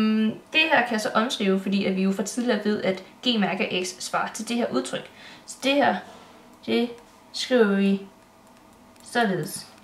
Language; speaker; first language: Danish; native; Danish